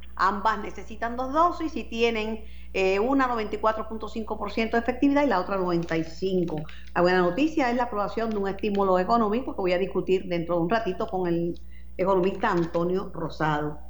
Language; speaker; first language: Spanish; native; Spanish